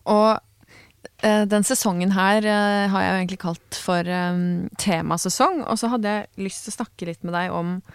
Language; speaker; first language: Norwegian; native; Norwegian